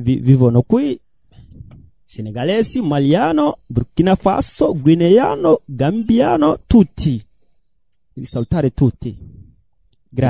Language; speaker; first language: Italian; non-native, learner; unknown